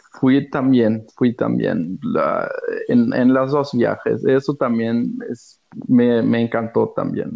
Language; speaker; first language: Spanish; non-native, fluent; German